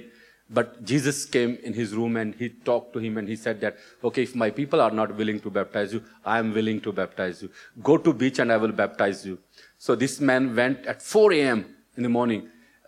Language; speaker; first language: English; non-native, local second language; Urdu